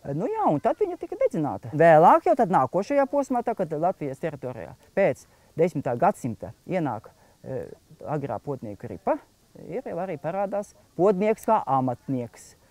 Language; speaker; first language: Latvian; native; Latvian